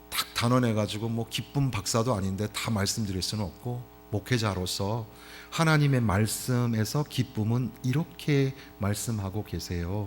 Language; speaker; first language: Korean; native; Korean